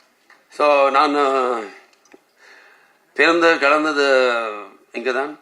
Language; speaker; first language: Tamil; non-native, learner; Telugu